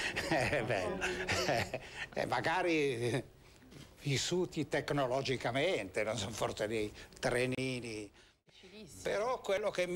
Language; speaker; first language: Italian; native; Italian